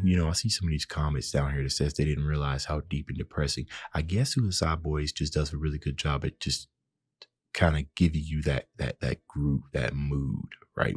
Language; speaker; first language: English; native; English